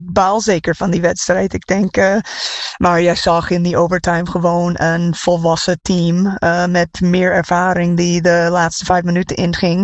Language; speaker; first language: Dutch; non-native, fluent; English